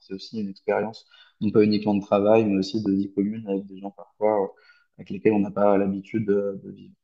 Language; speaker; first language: French; native; French